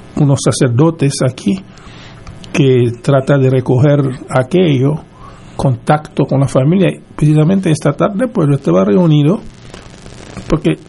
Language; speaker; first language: Spanish; non-native, fluent; Haitian Creole